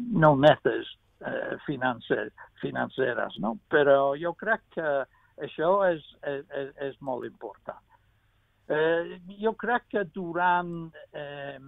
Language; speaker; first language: Catalan; non-native, fluent; English